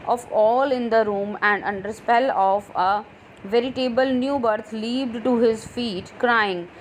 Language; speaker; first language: English; non-native, local second language; Punjabi